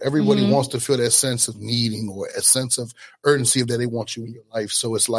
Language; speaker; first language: English; native; English